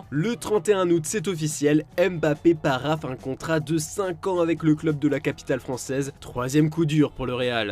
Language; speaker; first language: French; native; French